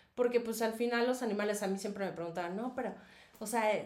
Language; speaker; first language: Spanish; native; Spanish